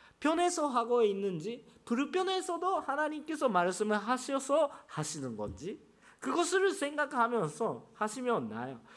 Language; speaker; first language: Korean; non-native, fluent; Japanese